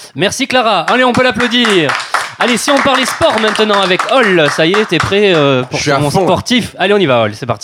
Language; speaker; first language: French; native; French